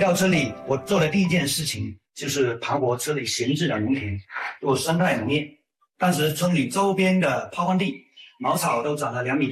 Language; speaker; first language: Chinese; native; Chinese